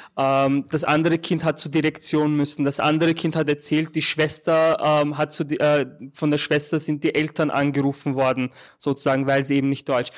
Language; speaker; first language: German; early bilingual, other home language; Turkish